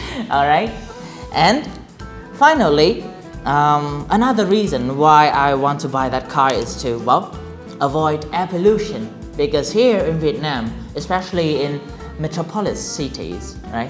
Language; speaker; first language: English; non-native, fluent; Vietnamese